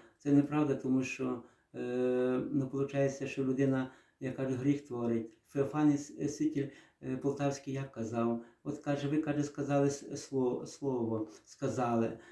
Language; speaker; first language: Ukrainian; native; Ukrainian